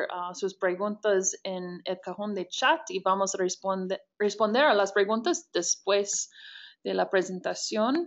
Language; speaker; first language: Spanish; non-native, fluent; English